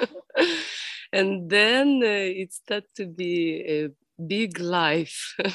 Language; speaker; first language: English; non-native, learner; Ukrainian